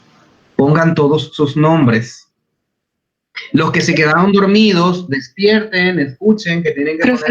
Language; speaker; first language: Spanish; native; Spanish